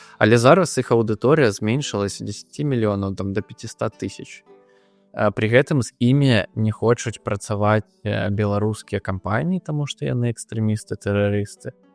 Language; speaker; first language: Belarusian; non-native, local second language; Russian